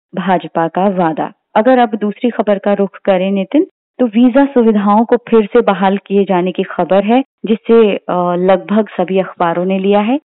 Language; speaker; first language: Hindi; native; Hindi